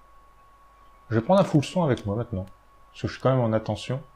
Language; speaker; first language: French; native; French